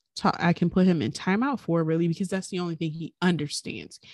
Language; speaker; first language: English; native; English